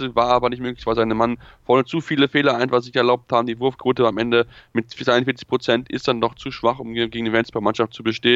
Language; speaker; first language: German; native; German